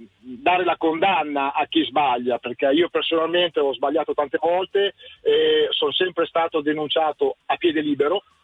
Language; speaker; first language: Italian; native; Italian